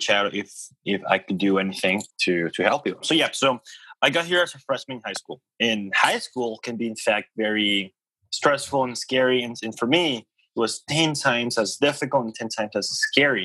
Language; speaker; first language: English; non-native, fluent; Spanish